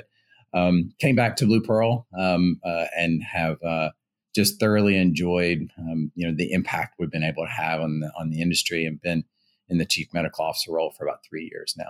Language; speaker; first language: English; native; English